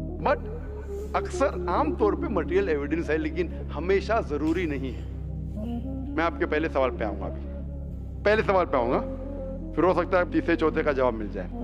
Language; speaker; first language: Hindi; non-native, local second language; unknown